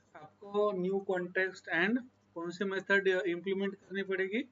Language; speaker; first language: Hindi; non-native, local second language; Marathi